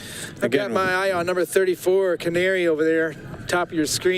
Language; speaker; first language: English; native; English